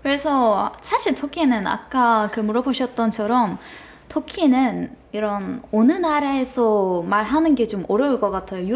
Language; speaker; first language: Korean; non-native, fluent; Turkish